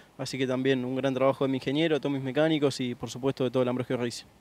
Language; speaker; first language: Spanish; native; Spanish